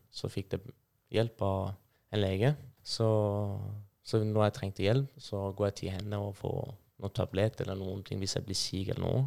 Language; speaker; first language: Norwegian; non-native, fluent; Persian